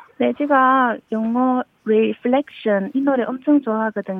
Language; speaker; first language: Korean; non-native, learner; Chinese